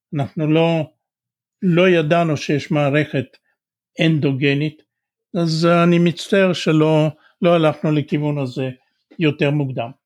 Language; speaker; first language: Hebrew; non-native, fluent; Bulgarian